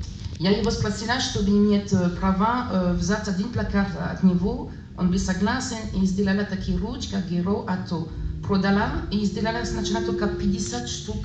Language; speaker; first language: Russian; non-native, learner; French